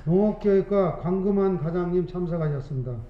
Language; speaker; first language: Korean; native; Korean